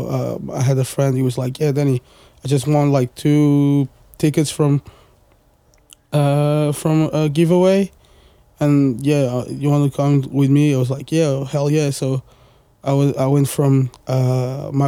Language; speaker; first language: English; non-native, fluent; Portuguese